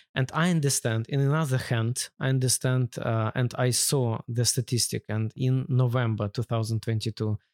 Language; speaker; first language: English; non-native, learner; Ukrainian